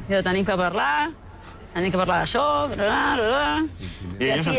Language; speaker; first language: Catalan; non-native, learner; Spanish